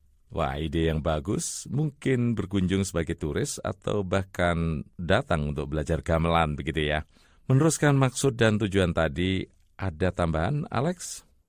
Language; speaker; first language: Indonesian; native; Indonesian